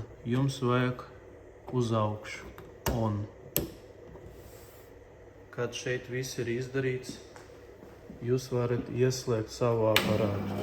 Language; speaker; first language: Latvian; non-native, local second language; Russian